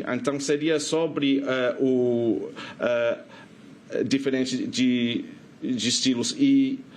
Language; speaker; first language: Portuguese; non-native, fluent; English